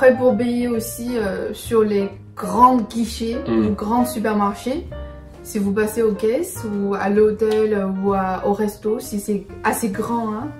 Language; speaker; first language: French; non-native, fluent; Chinese